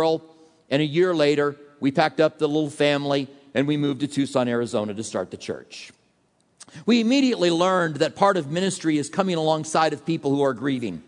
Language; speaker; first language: English; native; English